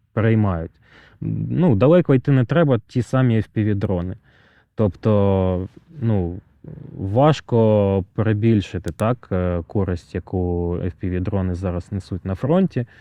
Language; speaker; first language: Ukrainian; native; Ukrainian